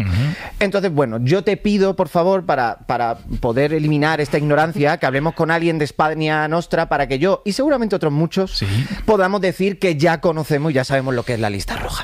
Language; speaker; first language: Spanish; native; Spanish